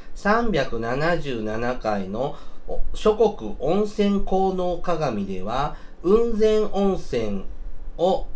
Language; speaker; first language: Japanese; native; Japanese